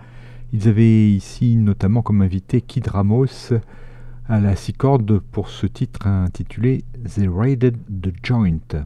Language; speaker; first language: French; native; French